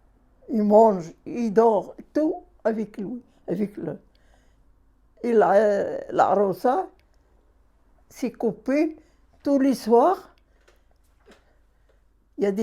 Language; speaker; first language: French; non-native, learner; Arabic